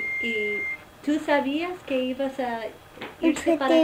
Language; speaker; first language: Spanish; non-native, fluent; English